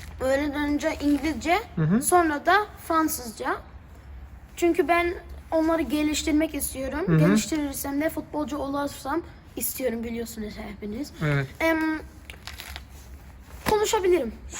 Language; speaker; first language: Turkish; early bilingual, heritage; Turkish